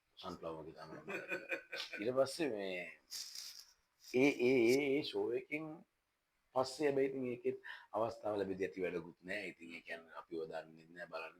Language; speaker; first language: Sinhala; native; Sinhala